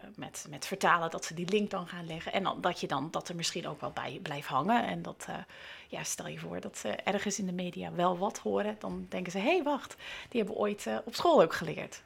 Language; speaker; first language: Dutch; non-native, fluent; English